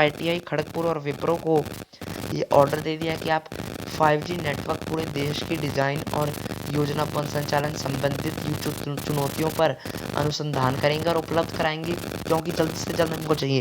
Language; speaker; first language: Hindi; native; Hindi